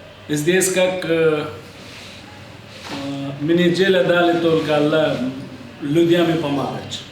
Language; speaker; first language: Russian; non-native, learner; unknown